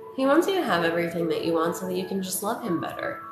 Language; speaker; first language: English; native; English